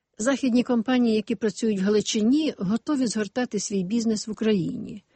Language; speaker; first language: Ukrainian; native; Ukrainian